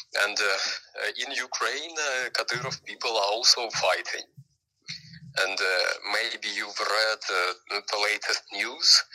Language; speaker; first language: English; non-native, fluent; Ukrainian